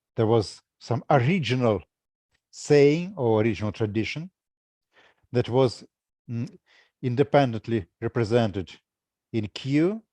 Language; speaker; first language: English; non-native, fluent; Russian